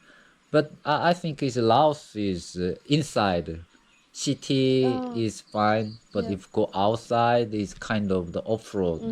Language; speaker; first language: English; non-native, learner; Korean